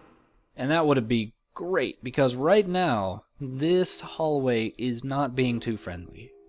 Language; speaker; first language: English; native; English